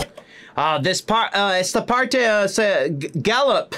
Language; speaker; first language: Spanish; non-native, learner; English